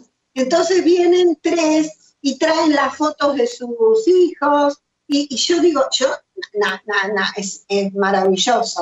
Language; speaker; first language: Spanish; native; Spanish